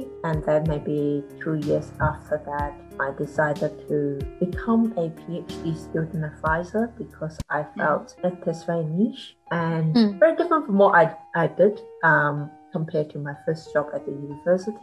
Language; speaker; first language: English; non-native, local second language; Cantonese